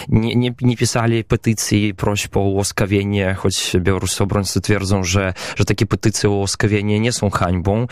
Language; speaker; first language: Polish; non-native, local second language; Belarusian